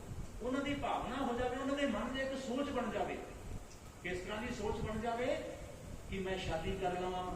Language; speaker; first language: Hindi; non-native, local second language; Punjabi